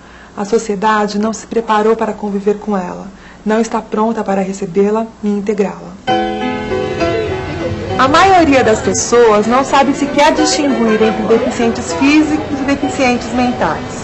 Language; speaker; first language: Portuguese; native; Portuguese